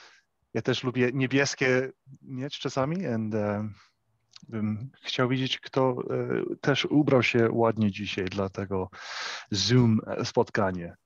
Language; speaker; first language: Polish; early bilingual, heritage; English